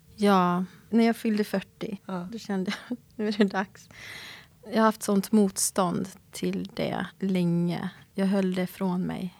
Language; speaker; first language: Swedish; native; Swedish